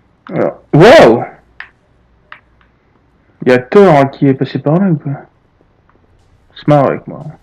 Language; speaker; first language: French; native; French